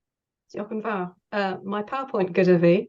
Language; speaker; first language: Welsh; non-native, learner; English